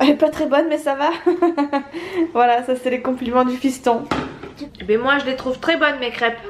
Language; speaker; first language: French; native; French